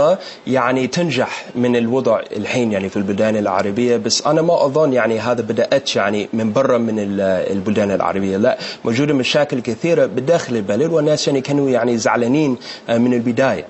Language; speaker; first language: Arabic; non-native, learner; English